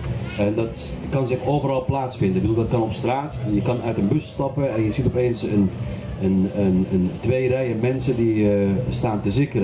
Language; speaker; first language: Dutch; non-native, fluent; Arabic